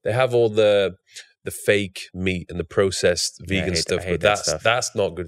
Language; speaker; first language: English; native; English